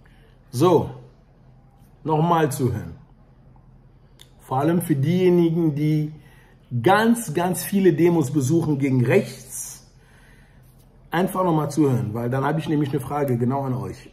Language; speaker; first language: German; early bilingual, other home language; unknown